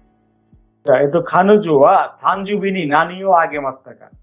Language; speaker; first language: Japanese; non-native, fluent; Bangla